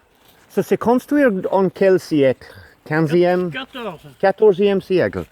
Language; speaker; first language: French; non-native, learner; English